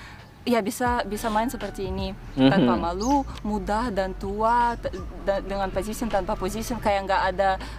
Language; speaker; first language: Indonesian; non-native, fluent; Russian